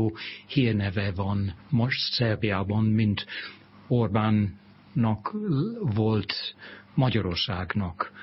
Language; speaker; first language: Hungarian; non-native, fluent; English